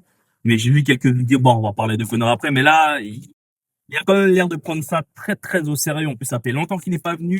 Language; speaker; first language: French; native; French